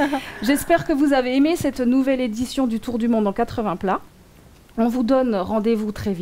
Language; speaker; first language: French; native; French